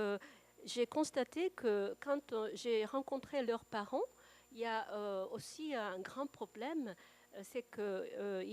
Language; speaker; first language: French; non-native, fluent; Japanese